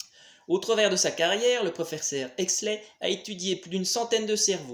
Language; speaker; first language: French; native; French